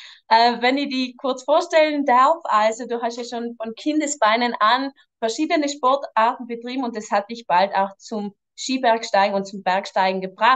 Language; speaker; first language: German; native; German